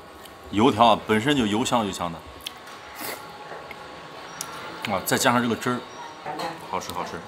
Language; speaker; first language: Chinese; native; Chinese